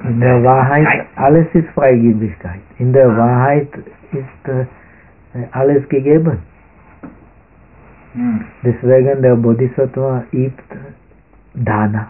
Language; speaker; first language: German; non-native, fluent; Czech